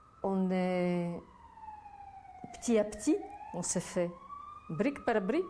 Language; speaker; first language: French; non-native, fluent; Polish